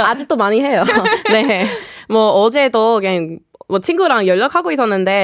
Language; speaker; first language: Korean; non-native, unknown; English